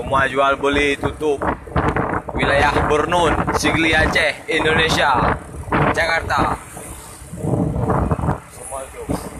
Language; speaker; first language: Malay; non-native, local second language; Achinese